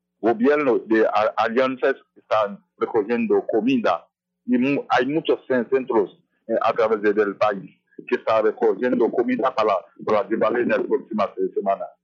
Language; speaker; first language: Spanish; non-native, fluent; Haitian Creole